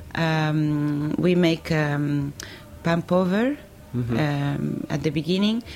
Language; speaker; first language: English; non-native, fluent; Italian